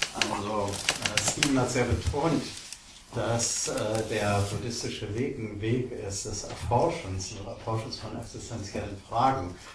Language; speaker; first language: German; native; German